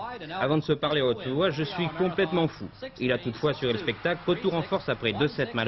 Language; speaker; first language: French; native; French